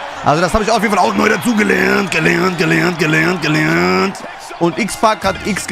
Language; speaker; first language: German; native; German